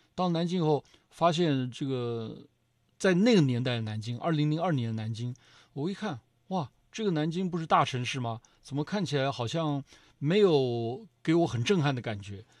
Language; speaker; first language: Chinese; native; Chinese